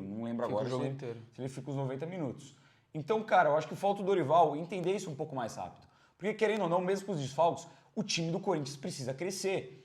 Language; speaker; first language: Portuguese; native; Portuguese